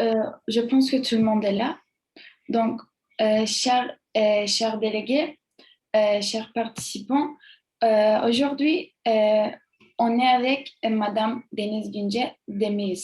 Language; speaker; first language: French; non-native, learner; Turkish